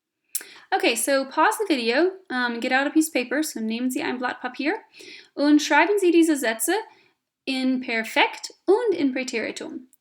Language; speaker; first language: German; non-native, fluent; English